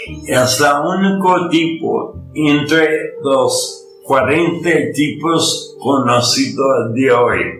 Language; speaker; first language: Spanish; non-native, learner; English